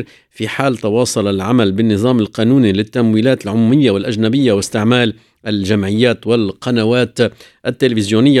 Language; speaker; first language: Arabic; native; Arabic